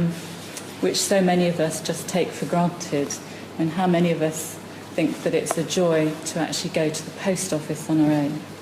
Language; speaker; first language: English; native; English